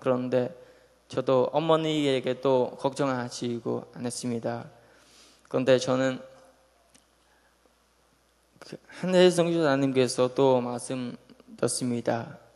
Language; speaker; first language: Korean; non-native, learner; Khmer